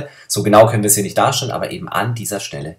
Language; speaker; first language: German; native; German